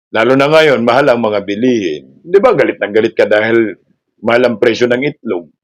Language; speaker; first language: Filipino; non-native, local second language; Cebuano